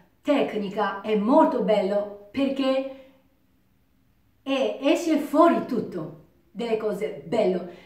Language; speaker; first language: Italian; non-native, learner; Japanese